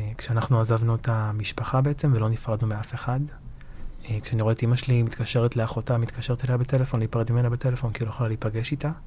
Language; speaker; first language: Hebrew; early bilingual, other home language; Arabic